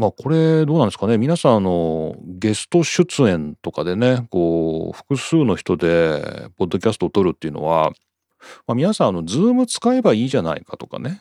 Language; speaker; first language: Japanese; native; Japanese